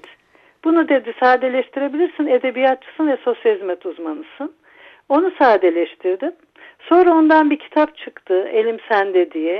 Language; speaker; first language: Turkish; native; Turkish